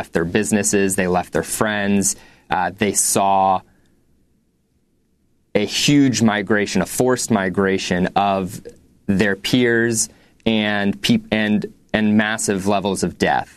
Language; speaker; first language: English; native; English